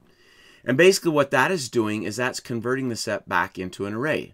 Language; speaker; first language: English; native; English